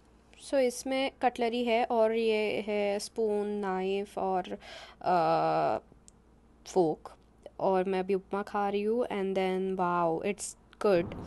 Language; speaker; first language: Hindi; non-native, local second language; Marathi